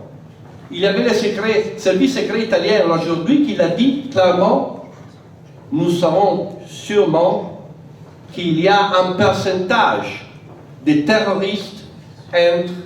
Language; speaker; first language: French; non-native, fluent; Italian